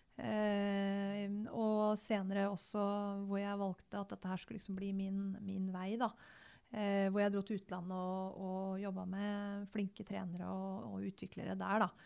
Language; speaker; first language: Norwegian; native; Norwegian